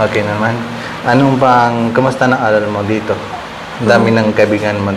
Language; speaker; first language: Filipino; non-native, learner; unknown